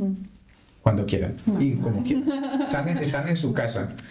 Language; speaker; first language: Spanish; native; Spanish